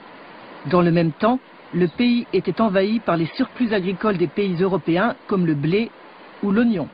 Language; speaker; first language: French; native; French